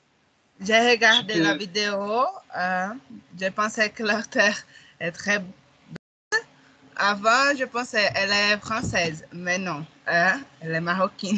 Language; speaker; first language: French; non-native, learner; Portuguese